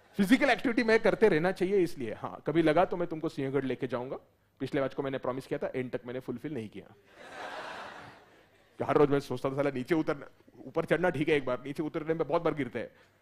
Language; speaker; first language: Hindi; non-native, local second language; Marathi